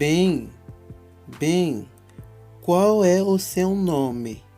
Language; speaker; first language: Portuguese; non-native, fluent; Haitian Creole